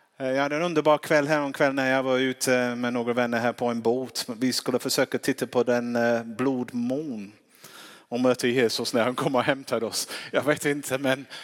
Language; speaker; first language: Swedish; non-native, fluent; English